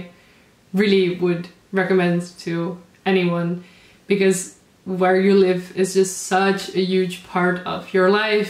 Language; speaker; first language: English; non-native, fluent; Dutch